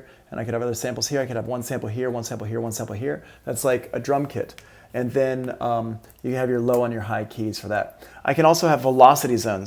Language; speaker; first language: English; native; English